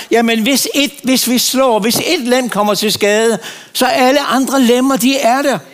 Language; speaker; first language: Danish; native; Danish